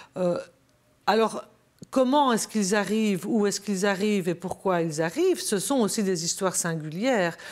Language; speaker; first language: French; native; French